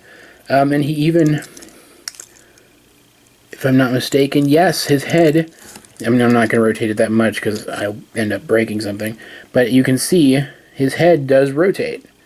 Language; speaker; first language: English; native; English